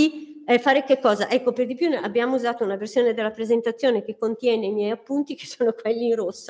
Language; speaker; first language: Italian; native; Italian